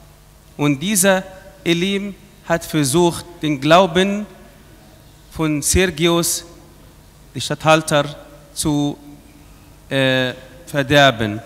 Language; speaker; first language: German; non-native, fluent; Arabic